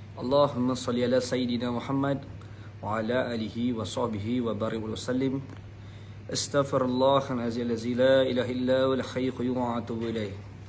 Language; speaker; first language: Malay; native; Malay